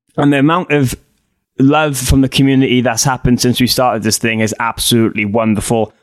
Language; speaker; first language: English; native; English